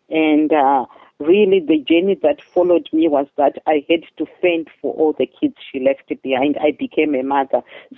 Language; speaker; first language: English; non-native, local second language; Shona